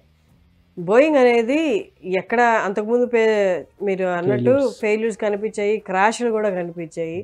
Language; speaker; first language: Telugu; native; Telugu